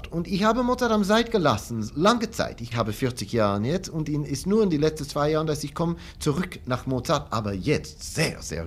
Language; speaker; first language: German; non-native, fluent; English